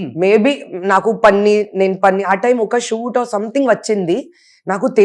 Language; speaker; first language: Telugu; non-native, learner; Hindi